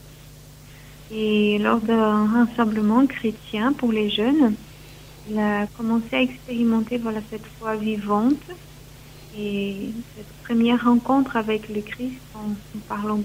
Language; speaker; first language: French; non-native, fluent; Portuguese